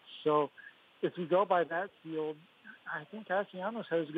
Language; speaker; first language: English; native; English